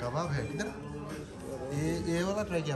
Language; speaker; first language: Hindi; non-native, fluent; Bangla